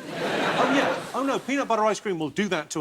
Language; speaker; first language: English; native; English